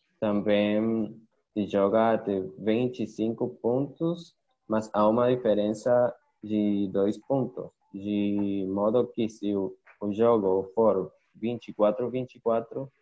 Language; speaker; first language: Portuguese; non-native, learner; Spanish